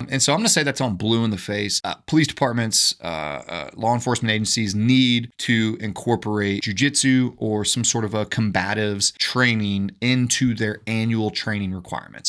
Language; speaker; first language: English; native; English